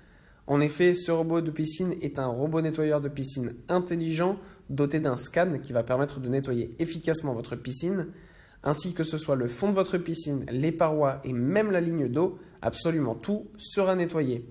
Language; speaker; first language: French; native; French